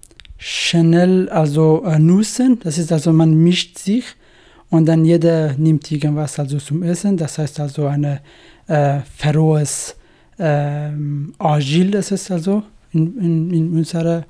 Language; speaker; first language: German; non-native, learner; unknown